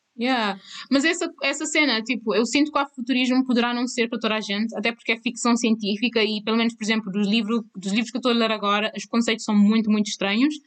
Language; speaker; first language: Portuguese; non-native, local second language; Kabuverdianu